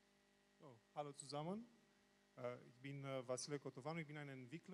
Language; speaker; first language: German; non-native, learner; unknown